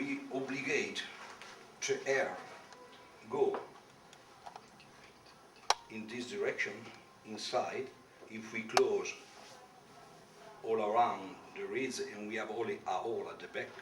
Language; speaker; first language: English; non-native, learner; Italian